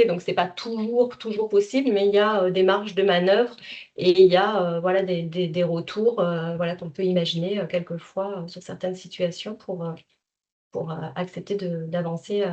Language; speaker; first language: French; native; French